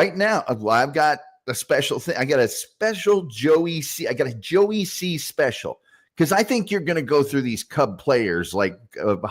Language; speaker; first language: English; native; English